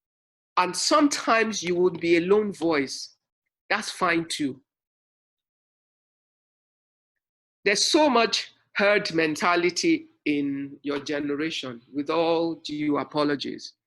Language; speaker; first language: English; non-native, local second language; Yoruba